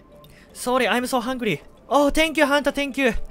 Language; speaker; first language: English; non-native, learner; Japanese